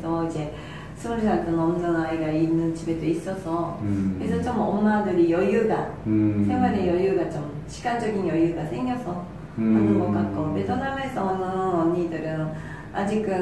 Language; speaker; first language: Korean; non-native, fluent; Japanese